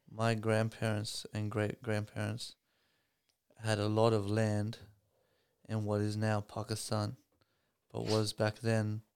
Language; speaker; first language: English; native; English